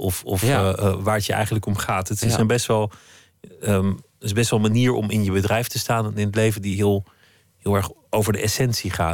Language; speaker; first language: Dutch; native; Dutch